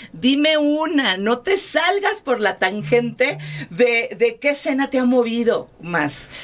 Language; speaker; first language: Spanish; native; Spanish